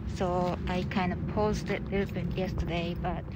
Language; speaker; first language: English; non-native, fluent; Japanese